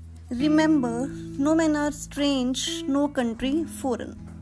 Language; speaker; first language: English; non-native, local second language; Punjabi